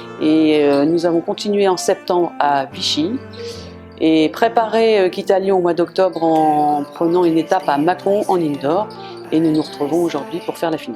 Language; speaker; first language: French; native; French